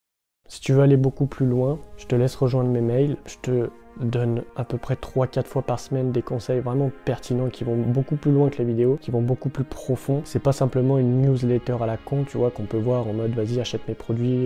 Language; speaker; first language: French; native; French